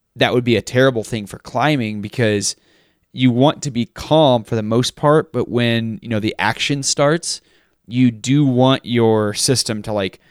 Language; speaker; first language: English; native; English